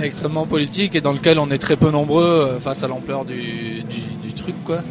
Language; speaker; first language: French; native; French